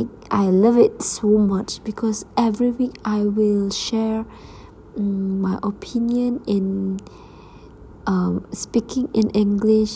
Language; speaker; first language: English; non-native, learner; Malay